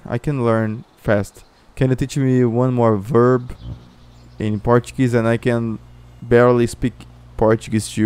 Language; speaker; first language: English; non-native, fluent; Portuguese